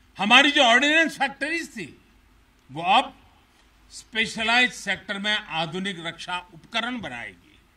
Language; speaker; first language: Hindi; non-native, local second language; Gujarati